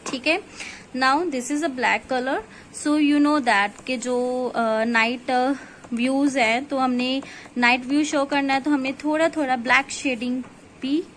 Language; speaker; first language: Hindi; non-native, local second language; Punjabi